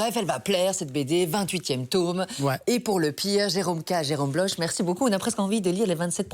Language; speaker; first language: French; native; French